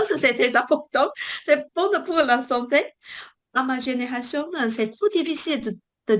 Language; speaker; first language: French; non-native, learner; Chinese